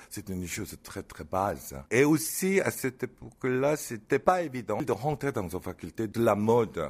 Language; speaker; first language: French; non-native, fluent; Korean